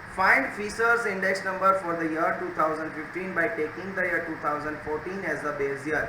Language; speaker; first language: English; non-native, local second language; Gujarati